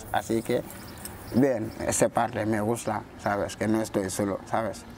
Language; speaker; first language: Spanish; non-native, local second language; Wolof